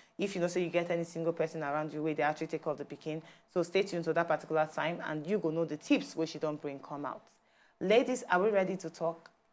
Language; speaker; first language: Nigerian Pidgin; native; Nigerian Pidgin